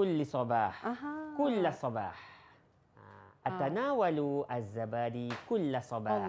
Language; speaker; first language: Arabic; non-native, fluent; Malay